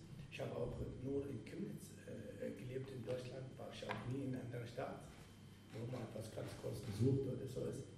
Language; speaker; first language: German; non-native, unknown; Arabic